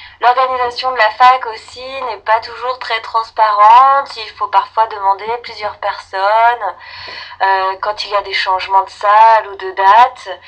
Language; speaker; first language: French; native; French